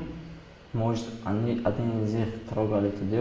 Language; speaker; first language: Russian; non-native, local second language; Tajik